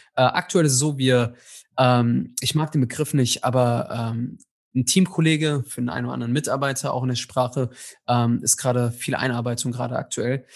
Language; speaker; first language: German; early bilingual, other home language; Tigrinya